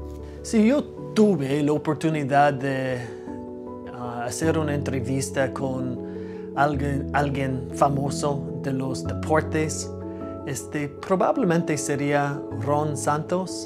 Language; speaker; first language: Spanish; non-native, fluent; English